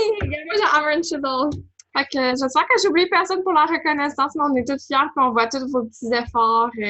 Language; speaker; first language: French; native; French